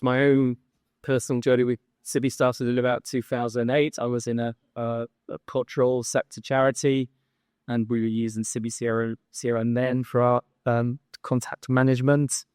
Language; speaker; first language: English; native; English